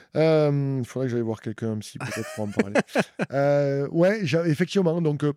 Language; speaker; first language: French; native; French